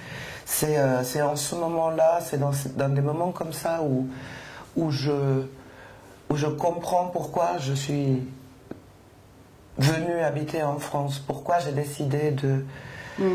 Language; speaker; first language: French; non-native, fluent; Spanish